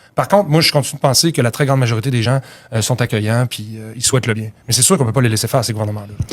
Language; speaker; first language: French; native; French